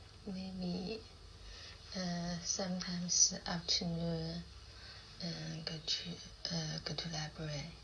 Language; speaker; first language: English; non-native, learner; Chinese